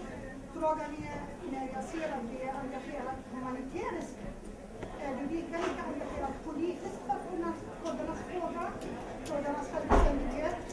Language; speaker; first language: Swedish; non-native, local second language; Kurdish